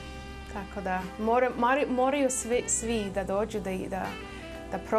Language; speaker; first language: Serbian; early bilingual, heritage; Serbian